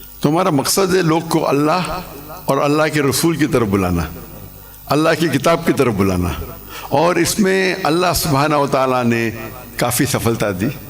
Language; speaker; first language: Urdu; non-native, local second language; English